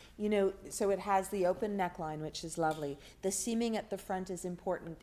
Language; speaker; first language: English; native; English